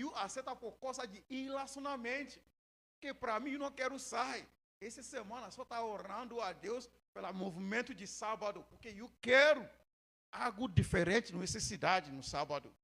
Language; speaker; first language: Portuguese; non-native, learner; Yoruba